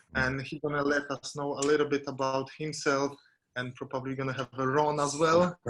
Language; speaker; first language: English; non-native, fluent; Polish